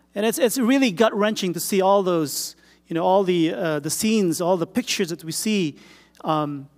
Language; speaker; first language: English; non-native, local second language; Filipino